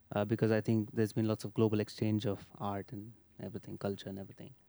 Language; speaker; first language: English; non-native, local second language; Marathi